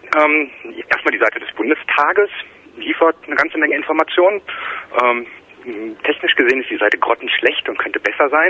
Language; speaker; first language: German; native; German